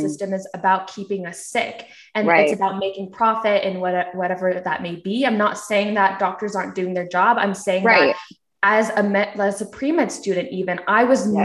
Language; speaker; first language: English; early bilingual, other home language; Korean